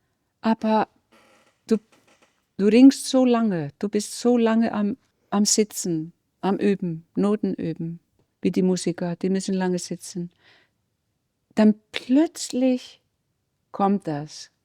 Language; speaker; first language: German; non-native, fluent; Icelandic